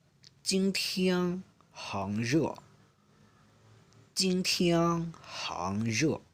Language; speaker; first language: Chinese; non-native, fluent; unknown